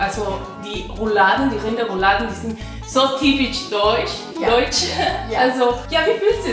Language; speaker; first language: German; non-native, learner; Spanish